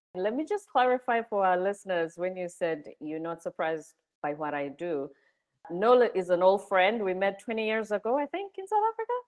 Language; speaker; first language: English; non-native, local second language; Zulu